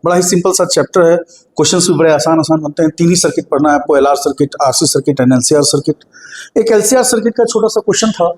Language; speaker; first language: Hindi; native; Hindi